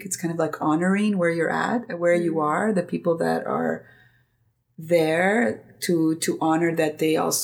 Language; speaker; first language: English; non-native, fluent; Greek